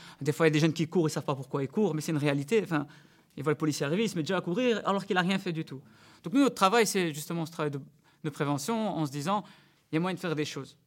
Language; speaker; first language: French; early bilingual, other home language; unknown